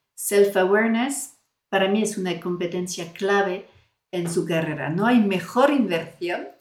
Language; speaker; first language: Spanish; non-native, fluent; French